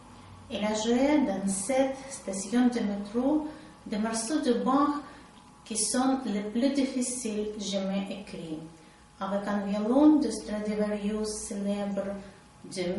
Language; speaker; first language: French; non-native, learner; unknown